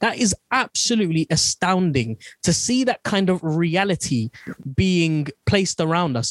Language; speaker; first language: English; non-native, local second language; Bangla